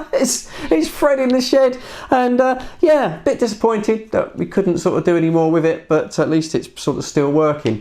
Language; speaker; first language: English; native; English